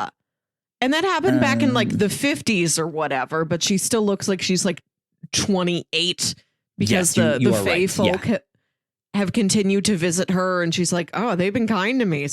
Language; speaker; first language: English; native; English